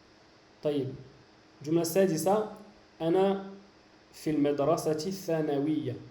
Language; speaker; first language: Arabic; non-native, fluent; French